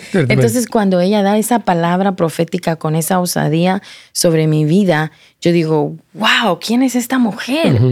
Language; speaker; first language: Spanish; native; Spanish